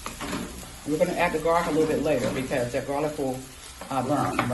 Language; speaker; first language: English; native; English